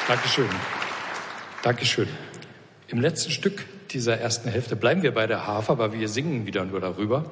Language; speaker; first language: German; native; German